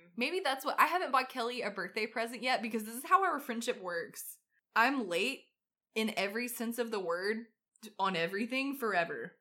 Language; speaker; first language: English; native; English